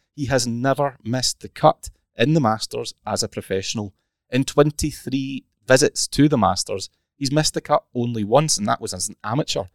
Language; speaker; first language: English; native; English